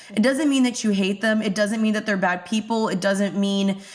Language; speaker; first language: English; native; English